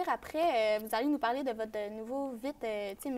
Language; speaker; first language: French; native; French